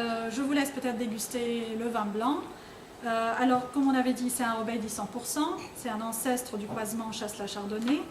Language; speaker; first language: French; non-native, local second language; Arabic